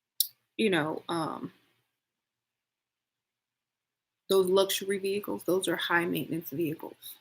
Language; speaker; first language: English; native; English